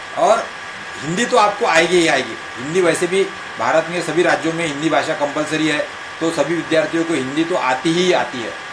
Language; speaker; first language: Hindi; non-native, local second language; Marathi